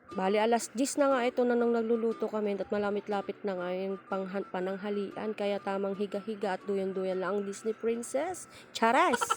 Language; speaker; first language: Filipino; non-native, local second language; Bikol